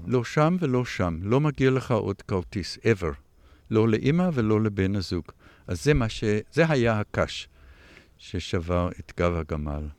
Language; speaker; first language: Hebrew; non-native, fluent; English